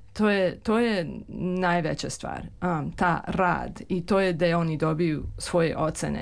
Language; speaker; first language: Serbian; early bilingual, heritage; English